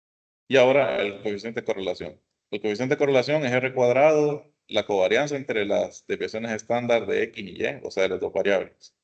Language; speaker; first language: Spanish; native; Spanish